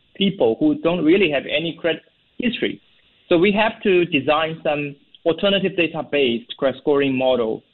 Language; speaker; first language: English; non-native, fluent; Chinese